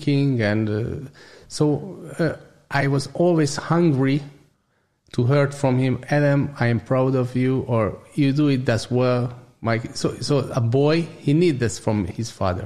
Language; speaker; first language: English; non-native, learner; Hungarian